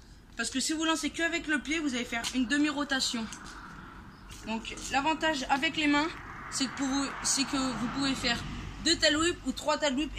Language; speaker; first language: French; native; French